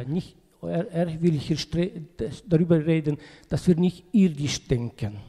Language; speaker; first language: German; non-native, learner; Russian